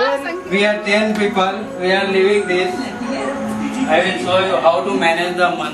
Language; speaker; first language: English; non-native, learner; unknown